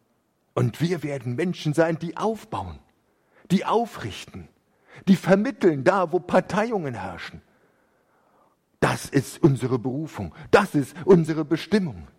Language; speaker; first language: German; native; German